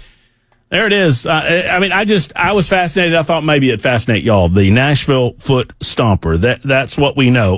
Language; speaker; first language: English; native; English